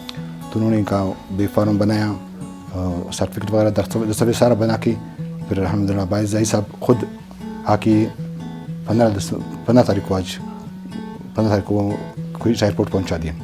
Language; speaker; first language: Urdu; non-native, local second language; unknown